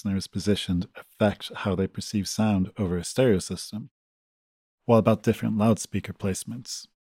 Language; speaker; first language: English; native; English